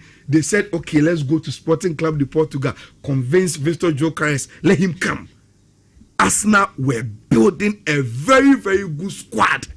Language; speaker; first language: English; non-native, local second language; Akan